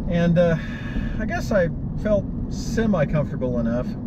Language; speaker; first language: English; native; English